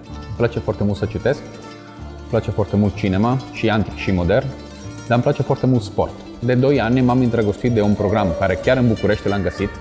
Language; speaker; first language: Romanian; non-native, fluent; Italian